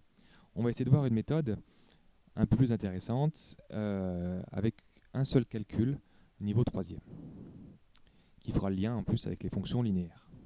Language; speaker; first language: French; native; French